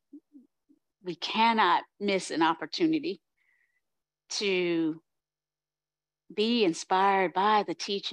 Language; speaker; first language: English; native; English